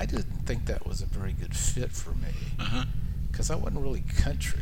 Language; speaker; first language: English; native; English